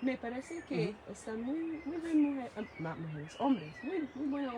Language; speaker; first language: Spanish; non-native, learner; English